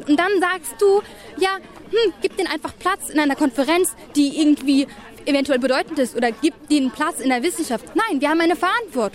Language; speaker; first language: German; native; German